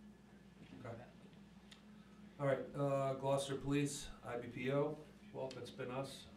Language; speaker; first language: English; native; English